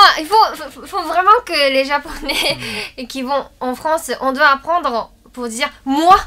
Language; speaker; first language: French; non-native, learner; Japanese